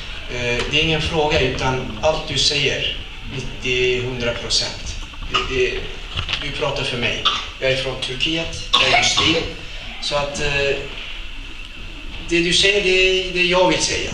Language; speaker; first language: Swedish; non-native, learner; Turkish